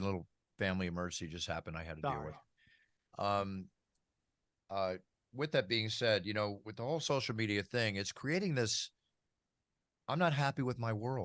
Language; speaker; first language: English; native; English